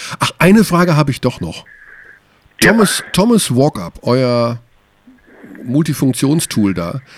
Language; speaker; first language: German; native; German